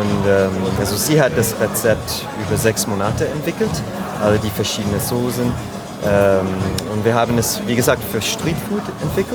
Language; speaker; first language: German; non-native, learner; French